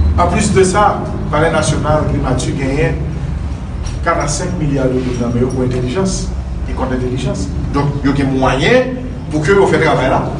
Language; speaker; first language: French; non-native, local second language; Haitian Creole